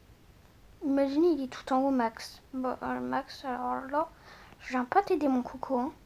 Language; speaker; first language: French; native; French